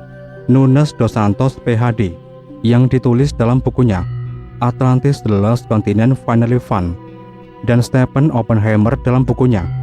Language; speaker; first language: Indonesian; native; Indonesian